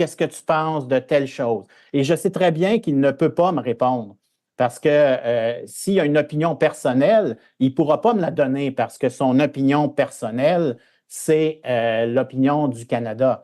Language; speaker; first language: French; native; French